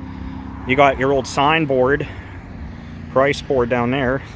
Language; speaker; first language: English; native; English